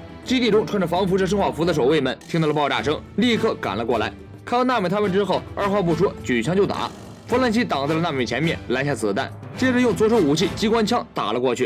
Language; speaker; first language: Chinese; native; Chinese